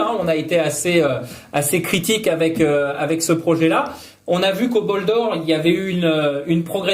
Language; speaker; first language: French; native; French